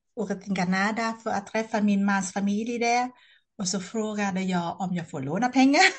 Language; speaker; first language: Swedish; non-native, fluent; Vietnamese